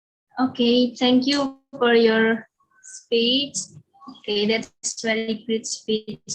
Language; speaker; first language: English; non-native, learner; Indonesian